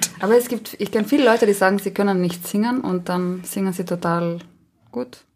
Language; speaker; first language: German; non-native, local second language; Ladin